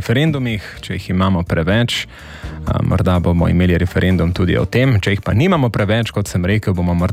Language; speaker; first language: Slovenian; native; Slovenian